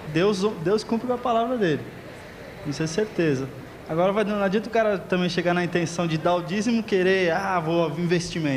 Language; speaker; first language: Portuguese; native; Portuguese